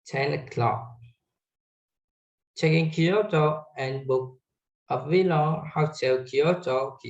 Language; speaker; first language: English; non-native, learner; Vietnamese